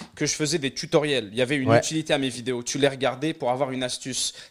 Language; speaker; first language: French; non-native, local second language; Arabic